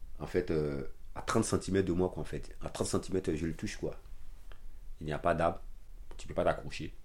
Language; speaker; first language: French; non-native, local second language; Dyula